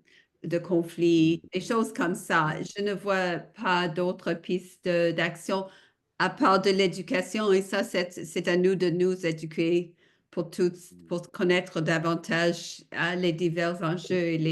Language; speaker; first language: French; non-native, fluent; English